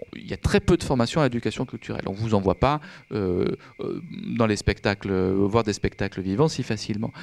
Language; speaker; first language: French; native; French